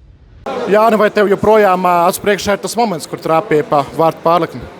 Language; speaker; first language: Latvian; native; Latvian